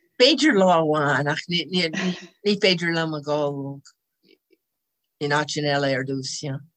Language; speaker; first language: Irish; non-native, learner; English